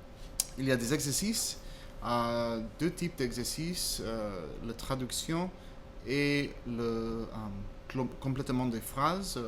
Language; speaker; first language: French; non-native, fluent; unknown